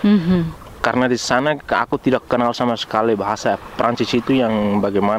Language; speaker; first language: Indonesian; non-native, local second language; Tetum